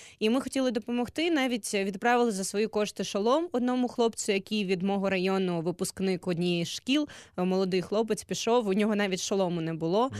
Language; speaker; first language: Ukrainian; non-native, local second language; Russian